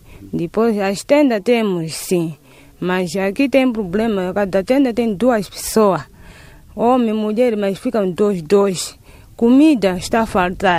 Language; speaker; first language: Portuguese; non-native, local second language; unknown